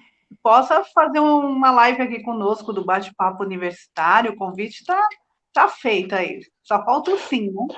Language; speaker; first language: Portuguese; native; Portuguese